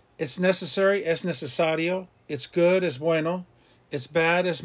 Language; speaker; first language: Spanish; non-native, fluent; English